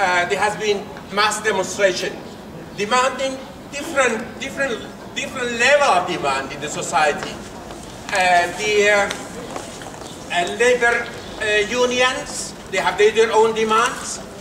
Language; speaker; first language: English; non-native, fluent; Persian